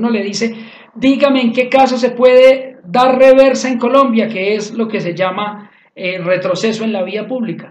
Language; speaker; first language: Spanish; native; Spanish